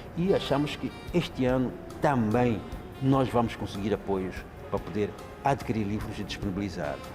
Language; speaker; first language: Portuguese; non-native, local second language; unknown